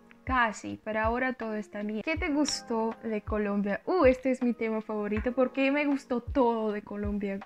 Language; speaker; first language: Spanish; non-native, learner; Russian